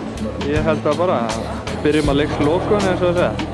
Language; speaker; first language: Icelandic; native; Icelandic